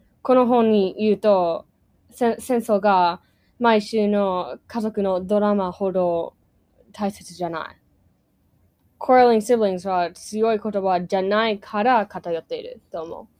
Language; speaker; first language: Japanese; non-native, learner; English